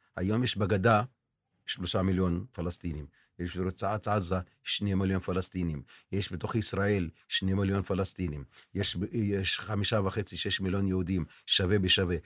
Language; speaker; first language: Hebrew; non-native, local second language; Arabic